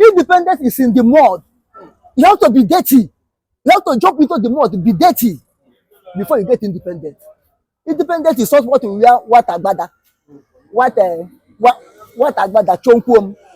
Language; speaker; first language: English; non-native, local second language; Igbo